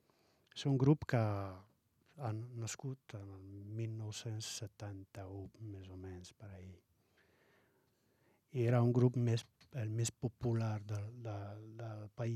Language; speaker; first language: Catalan; non-native, fluent; Arabic